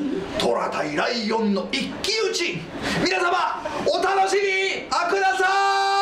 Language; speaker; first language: Japanese; non-native, fluent; Swedish